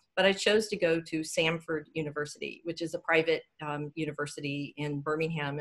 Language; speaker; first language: English; native; English